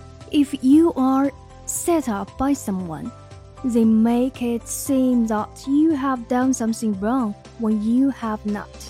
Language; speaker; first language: English; non-native, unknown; Chinese